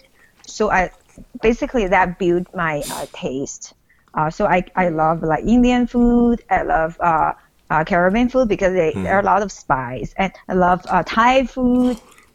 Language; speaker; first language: English; non-native, fluent; Chinese